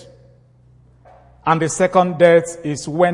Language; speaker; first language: English; non-native, local second language; Igbo